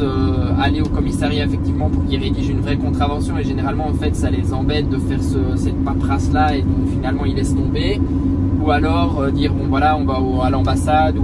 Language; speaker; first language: French; native; French